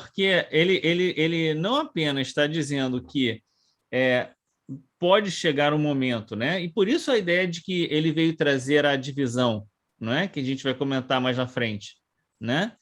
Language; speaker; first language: Portuguese; native; Portuguese